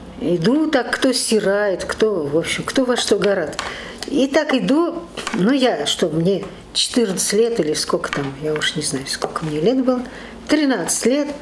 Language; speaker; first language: Russian; native; Russian